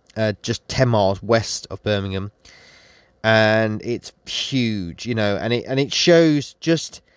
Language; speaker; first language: English; native; English